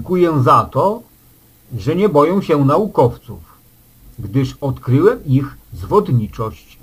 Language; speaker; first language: Polish; native; Polish